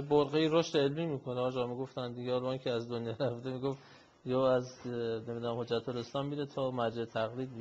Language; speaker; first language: Persian; native; Persian